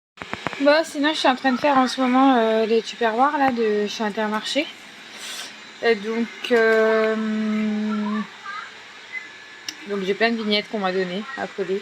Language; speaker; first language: French; native; French